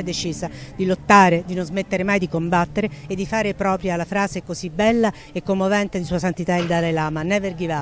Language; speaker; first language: Italian; native; Italian